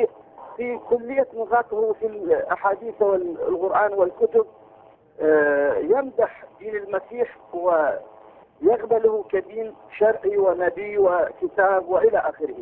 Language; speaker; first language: Arabic; non-native, learner; Persian